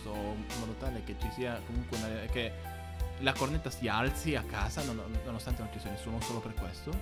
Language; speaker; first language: Italian; native; Italian